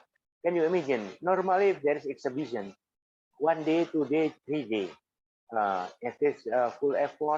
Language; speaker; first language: English; non-native, fluent; Indonesian